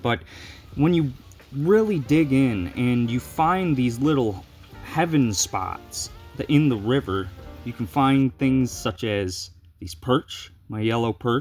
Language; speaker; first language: English; native; English